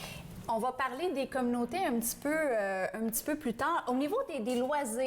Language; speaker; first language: French; native; French